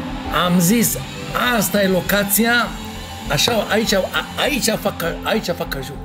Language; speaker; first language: Romanian; non-native, fluent; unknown